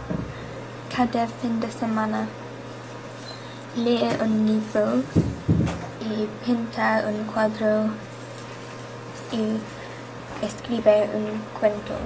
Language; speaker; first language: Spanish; non-native, learner; English